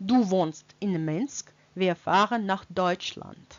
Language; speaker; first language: German; non-native, fluent; Russian